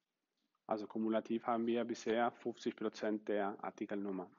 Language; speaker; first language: German; non-native, fluent; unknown